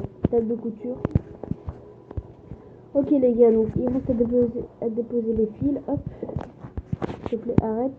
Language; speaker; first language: French; native; French